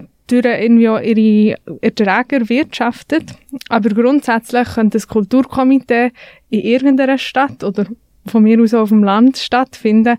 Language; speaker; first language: German; native; German